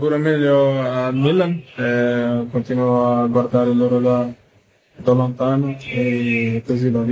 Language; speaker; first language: Italian; non-native, fluent; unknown